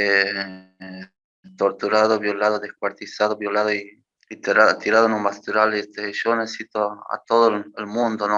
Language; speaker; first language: Spanish; native; Spanish